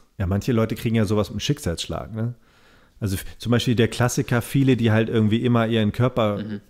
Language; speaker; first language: German; native; German